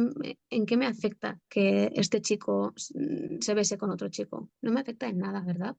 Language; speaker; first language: Spanish; native; Spanish